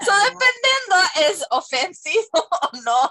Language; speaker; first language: Spanish; non-native, fluent; English